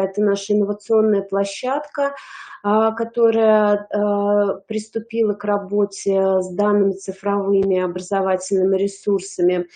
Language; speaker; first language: Russian; native; Russian